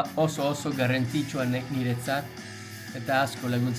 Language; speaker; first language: Basque; non-native, learner; English